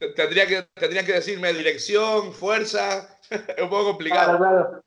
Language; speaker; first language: Spanish; native; Spanish